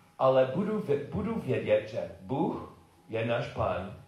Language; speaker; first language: Czech; non-native, learner; English